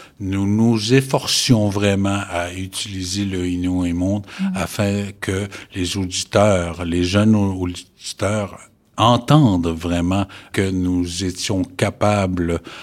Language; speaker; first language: French; non-native, local second language; Innu-aimun